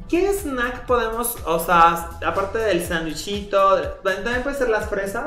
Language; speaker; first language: Spanish; native; Spanish